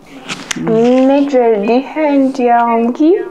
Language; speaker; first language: Hindi; non-native, learner; Persian